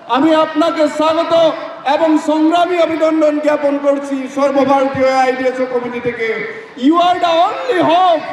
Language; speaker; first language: Bangla; non-native, learner; Assamese